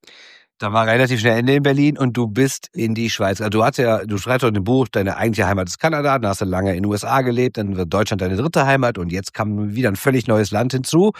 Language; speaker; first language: German; native; German